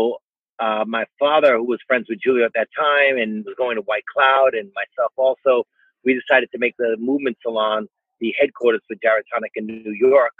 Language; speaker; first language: English; native; English